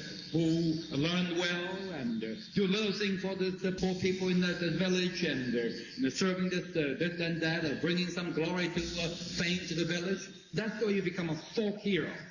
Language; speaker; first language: English; non-native, fluent; Korean